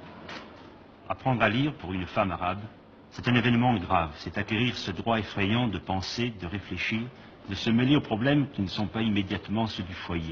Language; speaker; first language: French; native; French